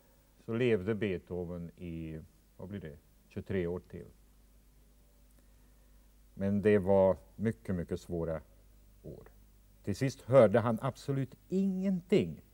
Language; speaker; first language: Swedish; non-native, fluent; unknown